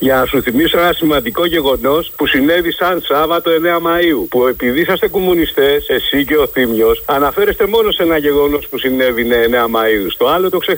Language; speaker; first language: Greek; native; Greek